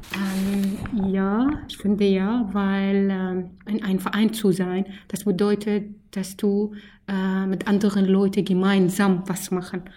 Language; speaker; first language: German; non-native, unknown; Arabic